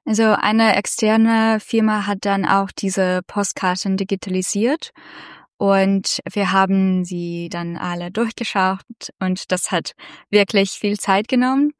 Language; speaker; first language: German; non-native, fluent; Russian